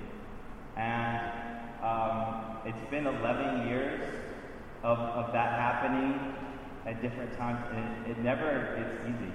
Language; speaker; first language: English; native; English